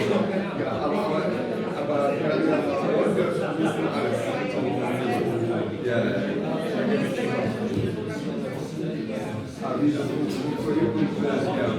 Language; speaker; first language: German; non-native, learner; Russian